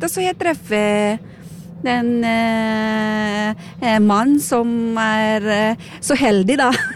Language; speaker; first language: Norwegian; non-native, fluent; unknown